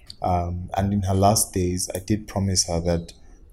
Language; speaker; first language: English; non-native, local second language; Bemba